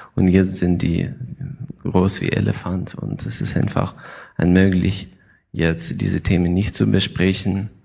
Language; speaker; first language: German; non-native, fluent; Ukrainian